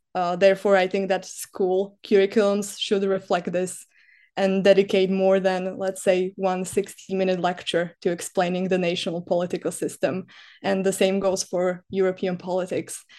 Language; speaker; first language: English; non-native, fluent; Slovak